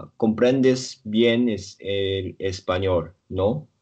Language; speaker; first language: Spanish; non-native, learner; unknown